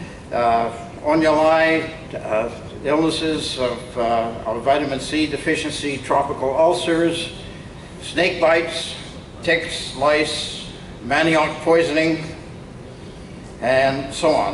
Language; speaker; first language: English; native; English